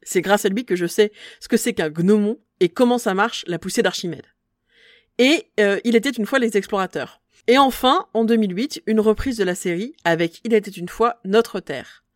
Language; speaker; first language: French; native; French